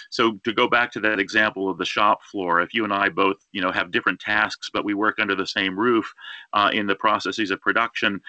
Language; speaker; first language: English; native; English